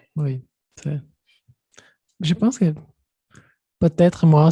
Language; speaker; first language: French; non-native, fluent; Portuguese